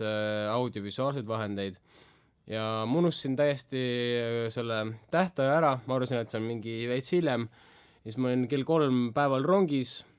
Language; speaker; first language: Estonian; native; Estonian